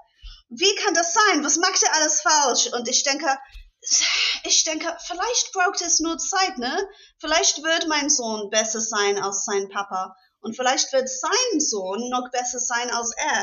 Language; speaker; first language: German; non-native, fluent; English